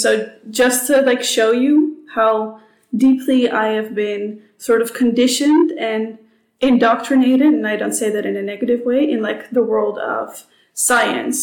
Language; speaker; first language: English; non-native, fluent; Dutch